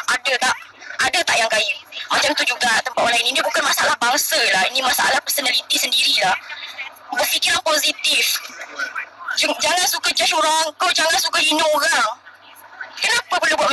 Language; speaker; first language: Malay; native; Malay